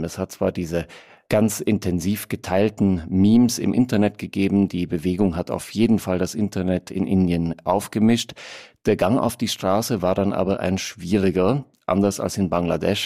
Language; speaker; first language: German; native; German